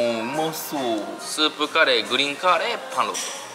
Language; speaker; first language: Japanese; native; Japanese